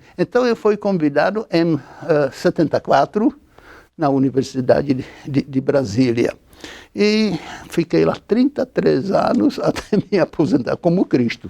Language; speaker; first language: Portuguese; non-native, fluent; Czech